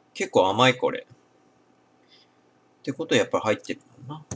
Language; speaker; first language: Japanese; native; Japanese